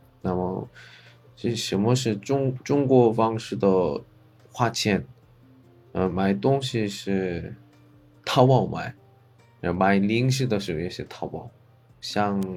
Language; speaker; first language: Chinese; non-native, fluent; Korean